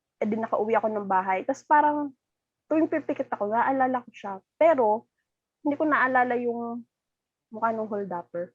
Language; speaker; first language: Filipino; native; Filipino